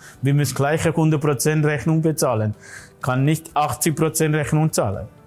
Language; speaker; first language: German; non-native, learner; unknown